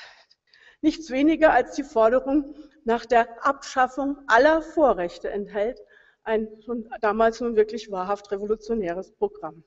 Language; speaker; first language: German; native; German